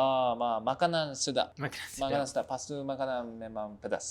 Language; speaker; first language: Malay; non-native, fluent; Japanese